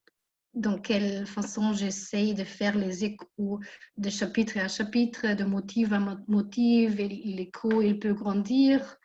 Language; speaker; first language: French; non-native, fluent; German